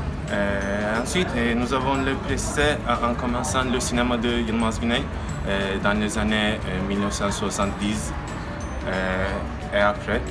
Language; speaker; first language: French; non-native, learner; Turkish